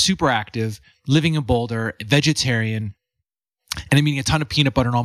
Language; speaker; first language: English; native; English